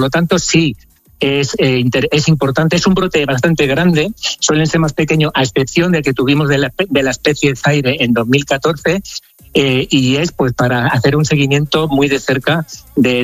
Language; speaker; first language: Spanish; native; Spanish